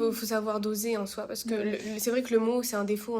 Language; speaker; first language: French; native; French